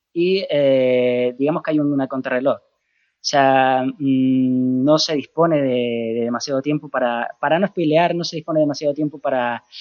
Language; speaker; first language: Spanish; native; Spanish